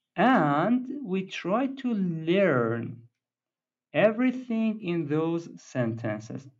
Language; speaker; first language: English; non-native, fluent; Persian